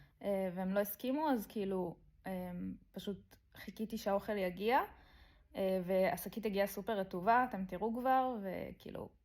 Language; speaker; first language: Hebrew; native; Hebrew